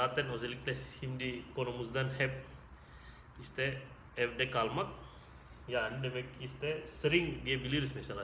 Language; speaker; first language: Turkish; non-native, fluent; Indonesian